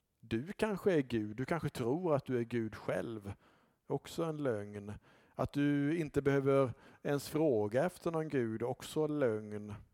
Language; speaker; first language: Swedish; native; Swedish